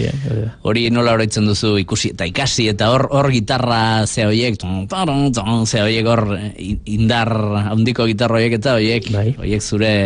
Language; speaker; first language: Basque; native; Basque